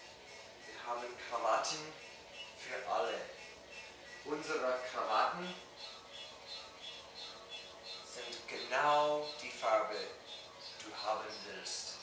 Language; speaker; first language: German; non-native, learner; English